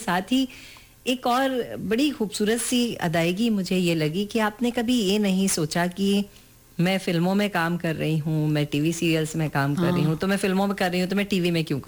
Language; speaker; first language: Hindi; native; Hindi